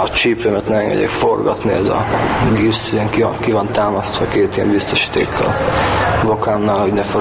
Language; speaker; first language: Hungarian; native; Hungarian